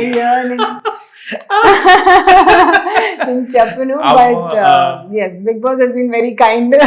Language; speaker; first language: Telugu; non-native, learner; Hindi